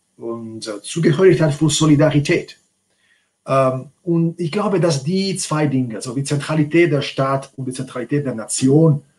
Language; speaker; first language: German; non-native, fluent; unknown